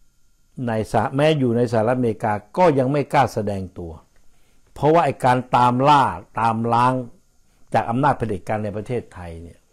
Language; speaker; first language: Thai; native; Thai